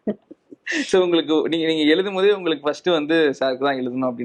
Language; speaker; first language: Tamil; native; Tamil